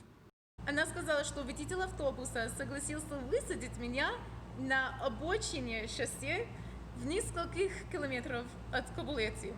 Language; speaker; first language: Russian; non-native, fluent; English